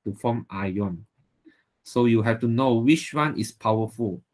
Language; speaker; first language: English; non-native, local second language; Chinese